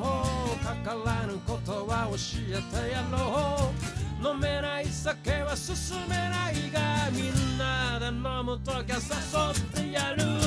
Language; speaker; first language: Japanese; native; Japanese